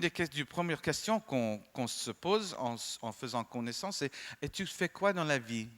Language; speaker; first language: French; non-native, fluent; English